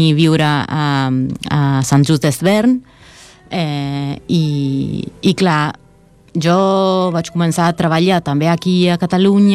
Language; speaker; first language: Catalan; non-native, fluent; Spanish